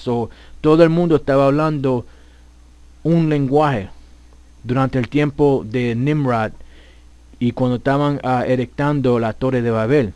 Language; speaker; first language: Spanish; early bilingual, heritage; Spanish